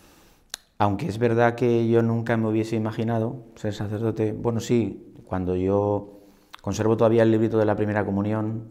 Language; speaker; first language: Spanish; native; Spanish